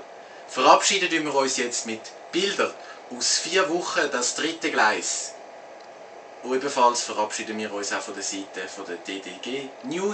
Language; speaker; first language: German; native; German